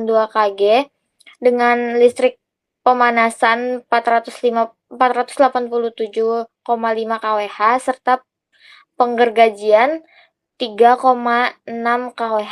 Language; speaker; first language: Indonesian; native; Indonesian